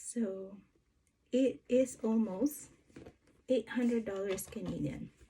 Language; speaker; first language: English; non-native, fluent; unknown